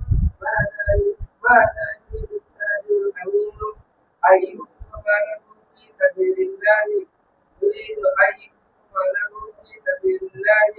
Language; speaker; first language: Arabic; non-native, learner; Bangla